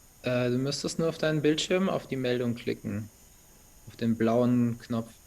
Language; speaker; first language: German; native; German